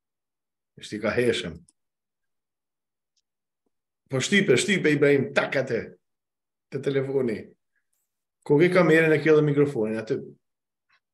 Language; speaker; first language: Albanian; native; Albanian